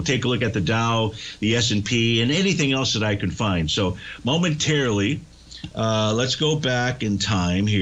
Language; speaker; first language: English; native; English